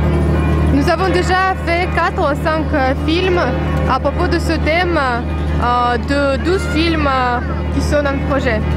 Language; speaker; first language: French; non-native, fluent; Russian